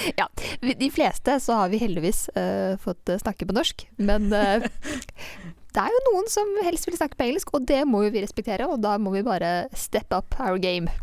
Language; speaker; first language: Norwegian; native; Norwegian